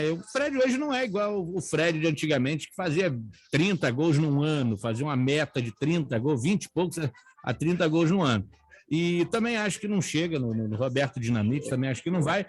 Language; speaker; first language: Portuguese; native; Portuguese